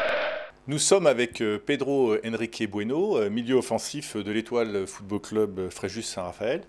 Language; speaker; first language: French; native; French